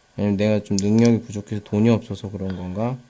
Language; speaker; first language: Korean; native; Korean